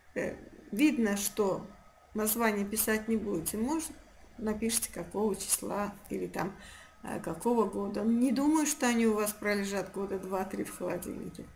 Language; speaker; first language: Russian; non-native, local second language; Azerbaijani